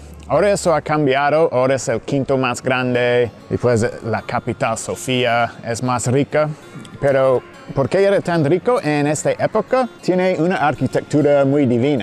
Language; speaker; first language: Spanish; non-native, fluent; English